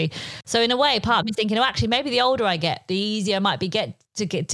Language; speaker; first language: English; non-native, local second language; Polish